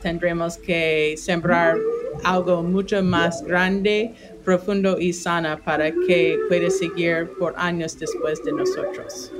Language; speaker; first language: Spanish; non-native, fluent; English